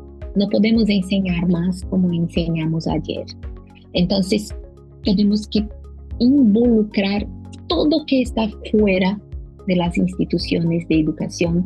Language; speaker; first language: Spanish; non-native, fluent; Portuguese